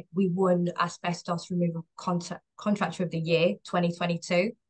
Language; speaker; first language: English; native; English